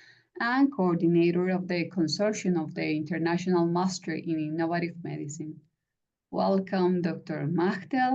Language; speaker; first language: English; non-native, fluent; Spanish